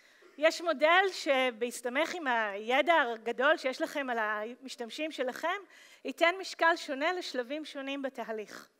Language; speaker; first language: Hebrew; native; Hebrew